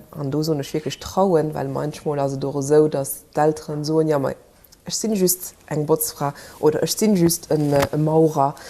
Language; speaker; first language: Luxembourgish; early bilingual, other home language; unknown